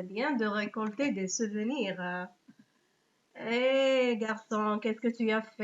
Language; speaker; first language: French; non-native, local second language; Arabic